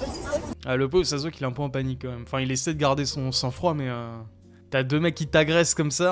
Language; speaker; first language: French; native; French